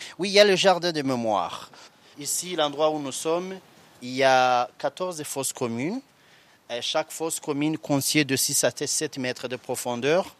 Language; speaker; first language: French; non-native, local second language; Kinyarwanda